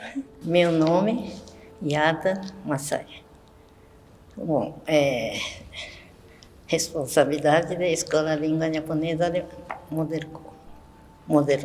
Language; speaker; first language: Portuguese; non-native, learner; Japanese